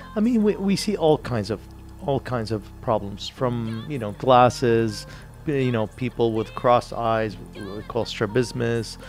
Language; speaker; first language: English; non-native, fluent; Arabic